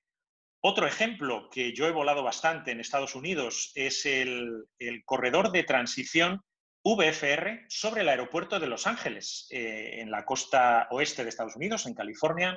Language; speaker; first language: Spanish; native; Spanish